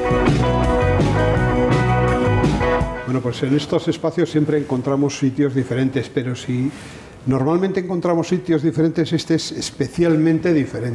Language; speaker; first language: Spanish; native; Spanish